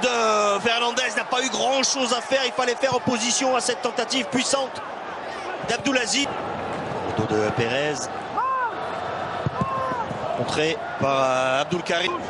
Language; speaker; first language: French; native; French